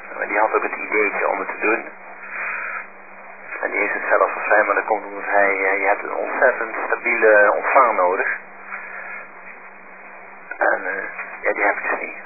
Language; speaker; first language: Dutch; native; Dutch